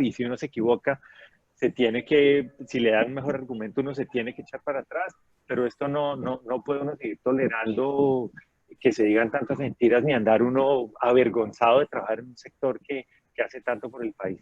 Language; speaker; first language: Spanish; native; Spanish